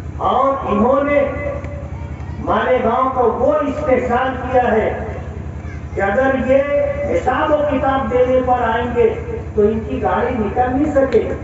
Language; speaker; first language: Urdu; native; Urdu